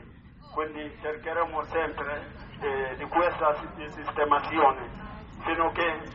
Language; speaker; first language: Italian; non-native, learner; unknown